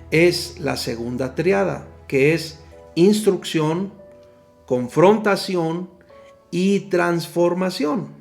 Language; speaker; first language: Spanish; native; Spanish